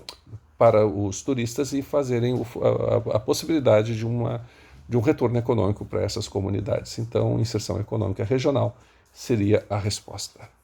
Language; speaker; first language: Portuguese; native; Portuguese